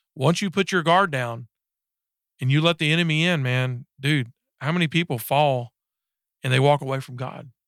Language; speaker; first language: English; native; English